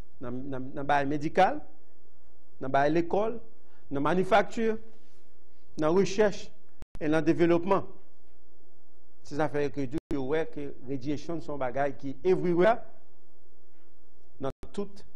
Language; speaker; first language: French; native; French